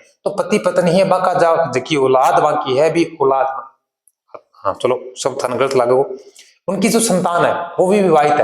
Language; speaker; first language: Hindi; native; Hindi